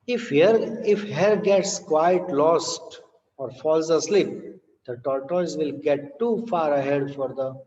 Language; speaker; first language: English; non-native, local second language; Gujarati